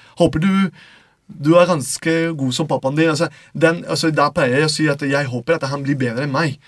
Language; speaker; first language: Norwegian; non-native, fluent; Spanish